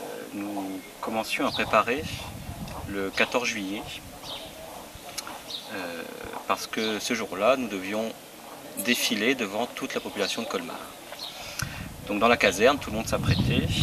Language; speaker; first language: French; native; French